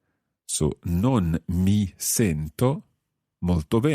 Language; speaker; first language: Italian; non-native, fluent; English